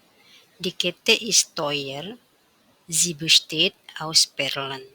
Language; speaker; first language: German; non-native, fluent; Indonesian